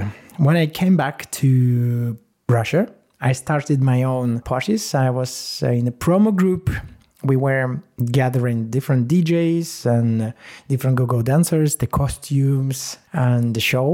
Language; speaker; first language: English; non-native, fluent; Russian